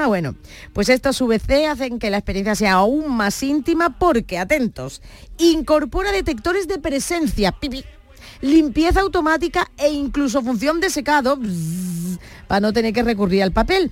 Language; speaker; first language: Spanish; native; Spanish